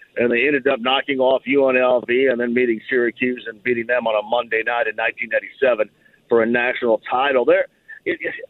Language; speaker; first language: English; native; English